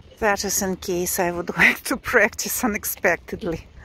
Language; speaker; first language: English; non-native, fluent; Russian